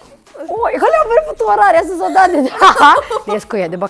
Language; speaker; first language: Swedish; native; Swedish